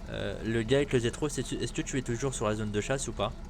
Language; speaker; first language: French; native; French